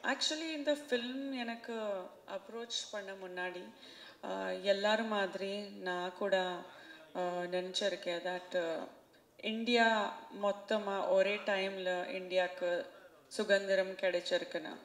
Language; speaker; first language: Tamil; non-native, fluent; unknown